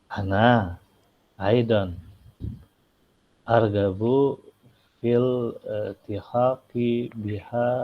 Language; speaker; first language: Arabic; non-native, learner; Indonesian